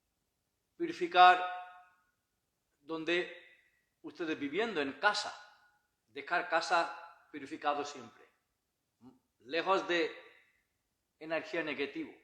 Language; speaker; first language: Spanish; non-native, learner; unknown